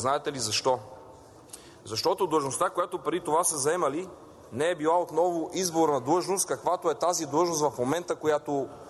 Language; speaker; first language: Bulgarian; native; Bulgarian